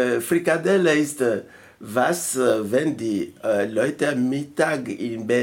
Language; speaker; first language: German; non-native, learner; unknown